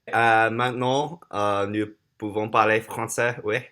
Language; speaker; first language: French; non-native, learner; English